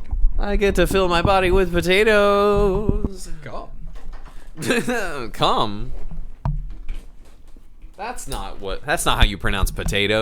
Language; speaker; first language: English; native; English